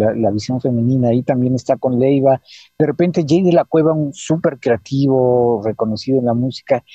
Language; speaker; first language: Spanish; native; Spanish